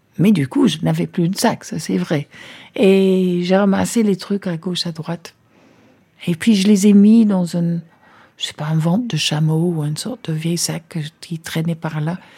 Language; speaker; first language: French; non-native, fluent; English